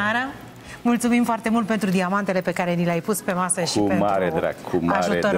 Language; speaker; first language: Romanian; native; Romanian